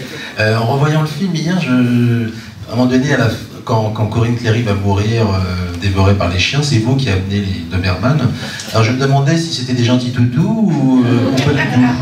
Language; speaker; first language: French; native; French